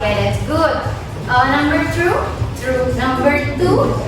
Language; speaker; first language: English; non-native, learner; Indonesian